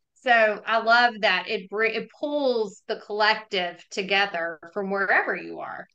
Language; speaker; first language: English; native; English